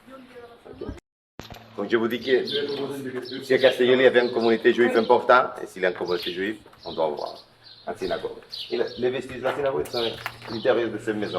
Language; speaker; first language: French; non-native, local second language; Catalan